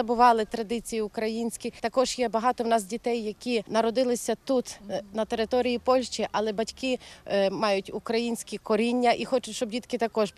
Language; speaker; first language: Ukrainian; native; Ukrainian